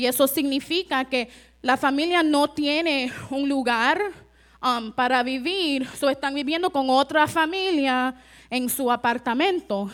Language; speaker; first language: Spanish; early bilingual, heritage; Spanish